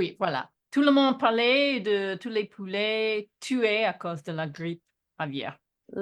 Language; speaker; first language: French; non-native, fluent; English